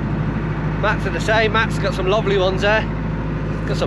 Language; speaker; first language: English; native; English